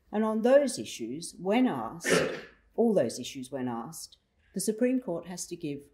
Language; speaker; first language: English; native; English